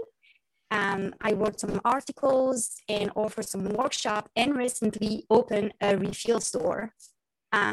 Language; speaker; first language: English; non-native, fluent; French